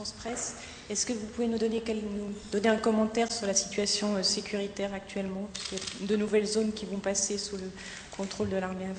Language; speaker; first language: French; native; French